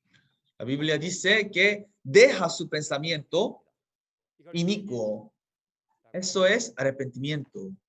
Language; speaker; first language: Spanish; non-native, fluent; Korean